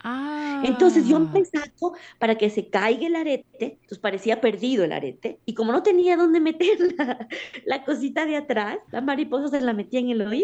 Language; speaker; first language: Spanish; native; Spanish